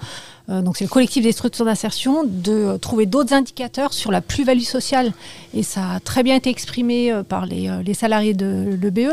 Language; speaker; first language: French; native; French